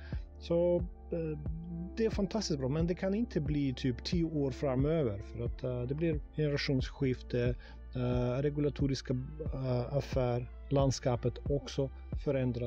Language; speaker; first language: Swedish; non-native, fluent; Russian